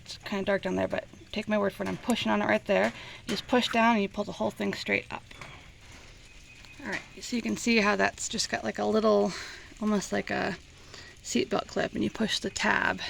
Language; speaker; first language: English; native; English